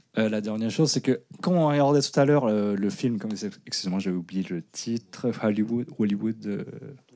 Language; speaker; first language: French; non-native, fluent; Japanese